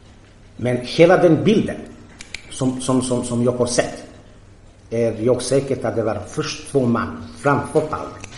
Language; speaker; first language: Swedish; non-native, fluent; Croatian